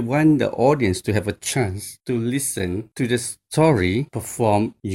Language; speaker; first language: English; non-native, local second language; Chinese